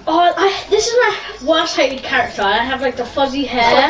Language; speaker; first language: English; native; English